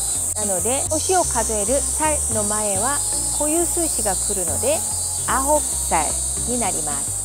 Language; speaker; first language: Japanese; non-native, fluent; Korean